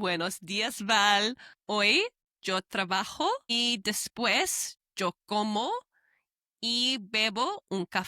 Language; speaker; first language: Spanish; non-native, fluent; English